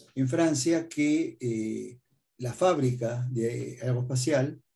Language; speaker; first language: Spanish; native; Spanish